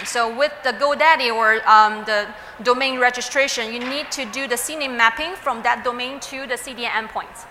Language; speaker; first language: English; non-native, fluent; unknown